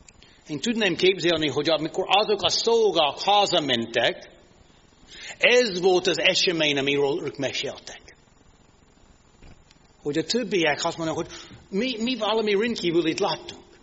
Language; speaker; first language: Hungarian; non-native, fluent; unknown